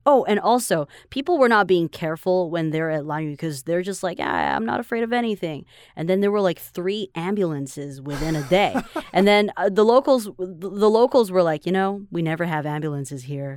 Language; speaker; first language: English; non-native, fluent; Chinese